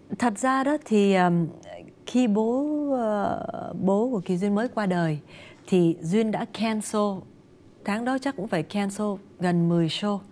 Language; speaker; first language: Vietnamese; early bilingual, other home language; English